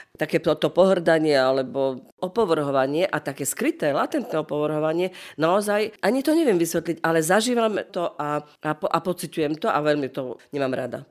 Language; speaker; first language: Slovak; non-native, local second language; Rusyn